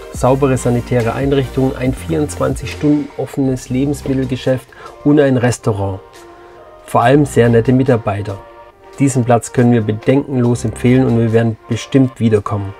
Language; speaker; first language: German; native; German